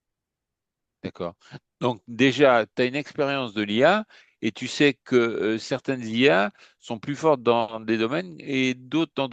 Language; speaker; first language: French; native; French